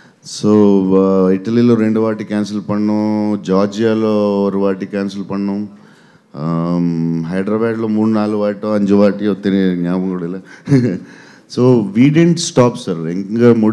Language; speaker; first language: Tamil; non-native, learner; Telugu